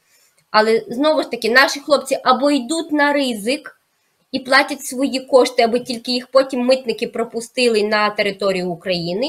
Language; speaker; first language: Ukrainian; native; Ukrainian